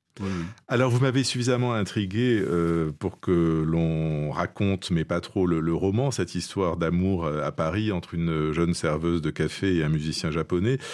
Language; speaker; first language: French; native; French